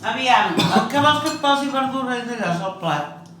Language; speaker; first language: Catalan; native; Catalan